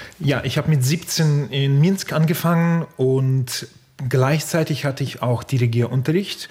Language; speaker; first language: German; non-native, fluent; Russian